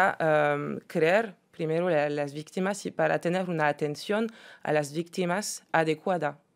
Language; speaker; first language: Spanish; non-native, fluent; French